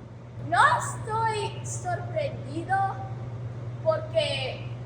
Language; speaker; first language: Spanish; non-native, learner; English